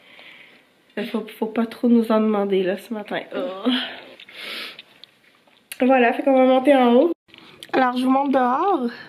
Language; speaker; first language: French; native; French